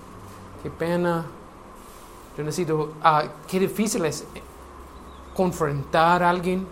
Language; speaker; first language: Spanish; non-native, learner; English